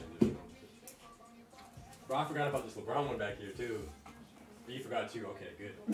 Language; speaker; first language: English; native; English